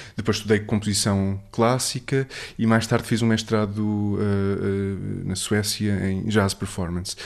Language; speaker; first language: Portuguese; native; Portuguese